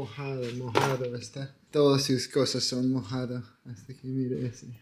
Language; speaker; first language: Spanish; non-native, learner; English